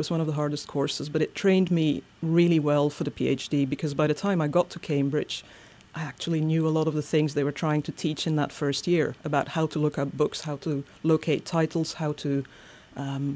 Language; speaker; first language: English; non-native, fluent; Dutch